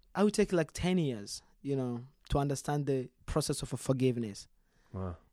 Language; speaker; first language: English; non-native, learner; Kinyarwanda